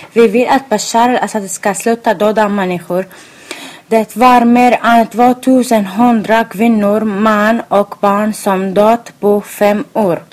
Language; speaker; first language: Swedish; non-native, learner; Arabic